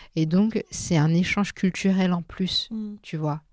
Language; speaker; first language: French; non-native, local second language; Min Nan Chinese